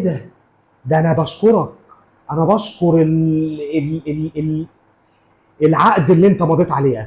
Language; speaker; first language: Arabic; native; Arabic